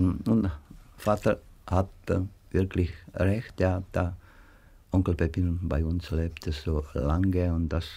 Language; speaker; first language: German; non-native, fluent; Czech